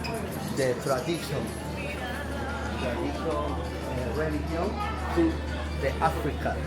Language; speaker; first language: English; non-native, learner; Spanish